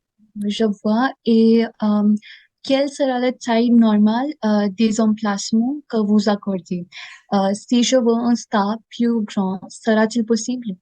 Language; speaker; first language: French; non-native, learner; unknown